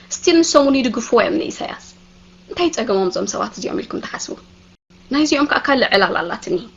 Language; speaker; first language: Tigrinya; native; Tigrinya